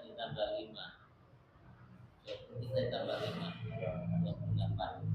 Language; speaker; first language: Indonesian; native; Indonesian